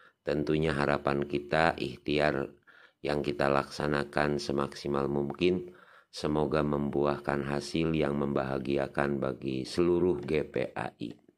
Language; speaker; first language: Indonesian; non-native, local second language; Sundanese